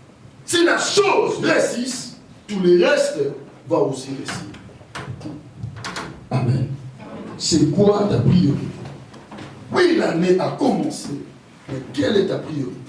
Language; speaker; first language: French; non-native, local second language; Lingala